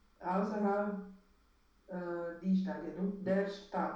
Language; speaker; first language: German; non-native, learner; Romanian